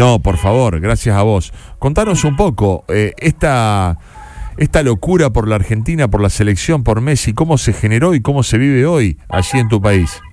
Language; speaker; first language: Spanish; native; Spanish